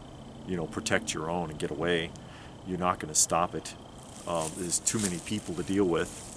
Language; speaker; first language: English; native; English